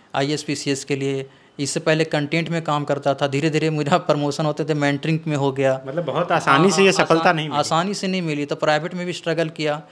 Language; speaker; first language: Hindi; native; Hindi